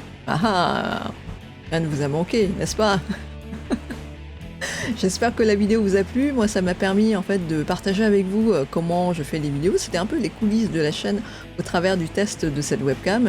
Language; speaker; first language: French; native; French